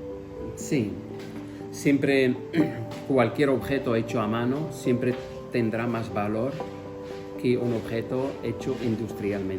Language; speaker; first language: Spanish; non-native, fluent; Arabic